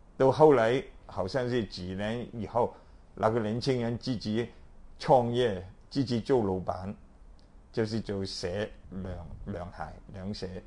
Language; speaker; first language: Chinese; non-native, local second language; Cantonese